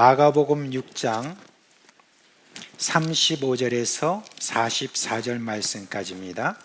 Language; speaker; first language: Korean; native; Korean